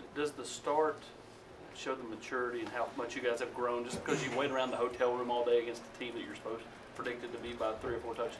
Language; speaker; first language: English; native; English